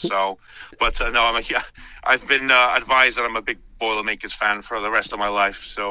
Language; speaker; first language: English; native; English